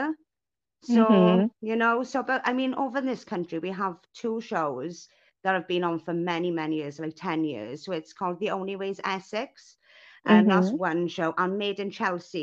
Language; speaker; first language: English; native; English